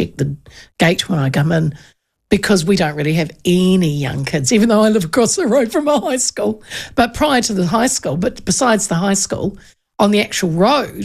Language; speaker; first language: English; native; English